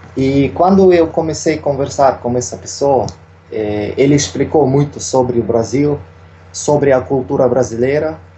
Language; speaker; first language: Portuguese; non-native, fluent; Russian